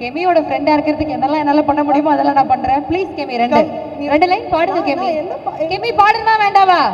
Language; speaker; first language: Tamil; native; Tamil